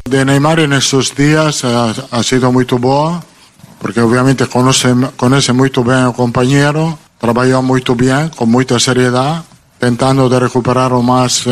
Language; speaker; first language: Portuguese; non-native, fluent; Italian